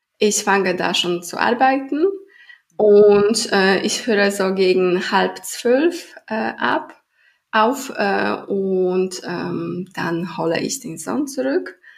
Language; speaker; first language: German; non-native, fluent; Polish